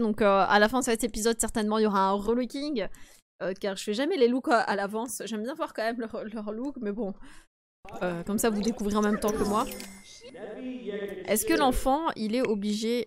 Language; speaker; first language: French; native; French